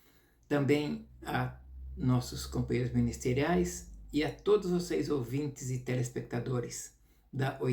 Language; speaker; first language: Portuguese; native; Portuguese